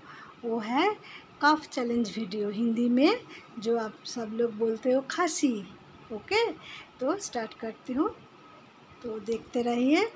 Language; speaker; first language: Hindi; non-native, local second language; Assamese